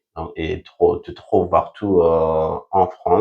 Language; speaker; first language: French; non-native, fluent; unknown